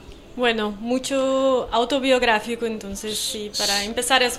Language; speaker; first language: Spanish; non-native, fluent; Portuguese